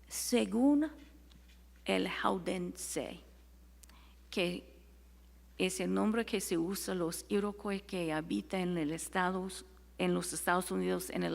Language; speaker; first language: Spanish; non-native, fluent; English